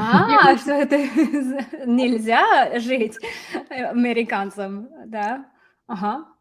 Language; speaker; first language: Russian; non-native, fluent; English